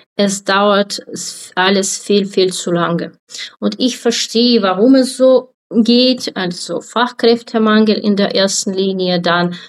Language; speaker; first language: German; non-native, fluent; Ukrainian